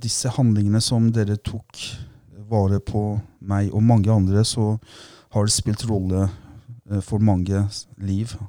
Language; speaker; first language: Norwegian; early bilingual, other home language; Persian